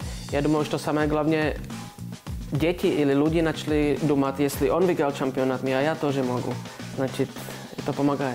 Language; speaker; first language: Russian; non-native, learner; Czech